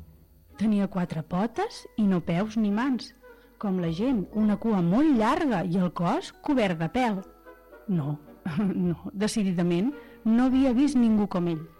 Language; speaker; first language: Catalan; native; Catalan